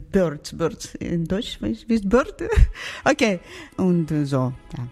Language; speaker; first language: German; non-native, learner; Ukrainian